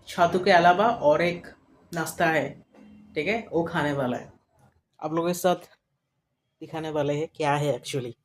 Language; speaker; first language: Hindi; non-native, local second language; Bangla